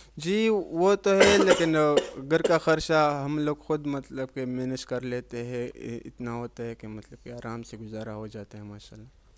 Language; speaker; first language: Urdu; non-native, local second language; Pashto